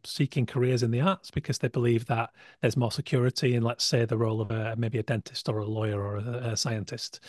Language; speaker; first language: English; native; English